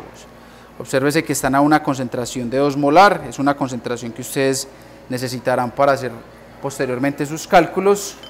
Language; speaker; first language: Spanish; native; Spanish